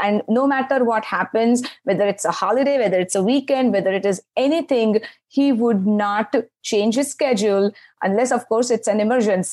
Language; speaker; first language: English; non-native, local second language; Marathi